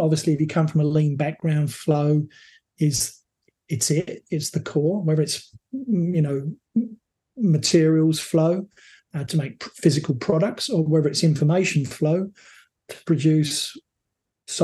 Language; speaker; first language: English; native; English